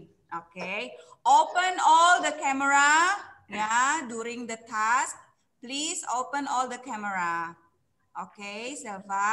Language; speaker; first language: English; non-native, fluent; Indonesian